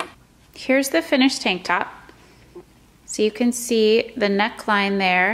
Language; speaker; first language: English; native; English